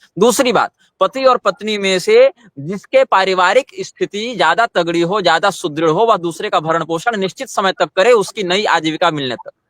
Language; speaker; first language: Hindi; native; Hindi